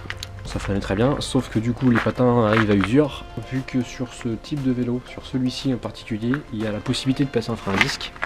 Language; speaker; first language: French; native; French